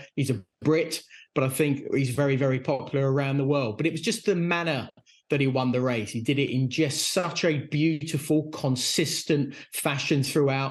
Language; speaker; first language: English; native; English